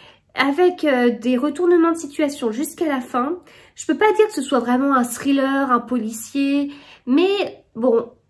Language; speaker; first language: French; native; French